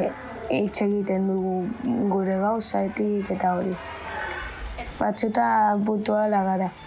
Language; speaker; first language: Basque; non-native, local second language; Spanish